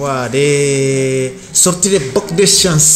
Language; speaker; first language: French; non-native, learner; Rundi